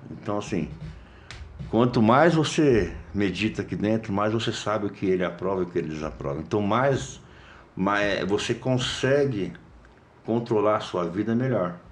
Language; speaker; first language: Portuguese; native; Portuguese